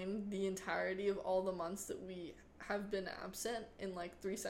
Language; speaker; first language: English; non-native, fluent; Spanish